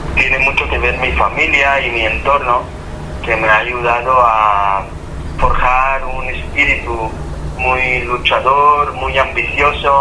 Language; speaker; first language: Spanish; non-native, fluent; Hebrew